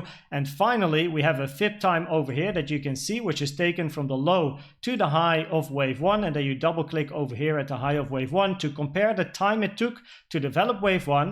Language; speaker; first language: English; non-native, fluent; Dutch